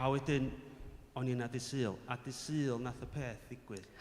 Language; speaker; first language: Welsh; native; Welsh